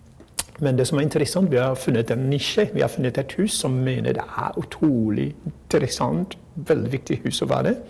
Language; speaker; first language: Norwegian; non-native, fluent; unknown